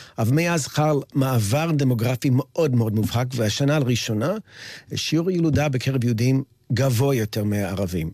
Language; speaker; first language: Hebrew; non-native, fluent; English